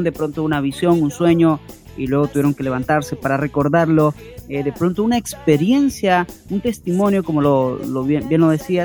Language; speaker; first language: Spanish; native; Spanish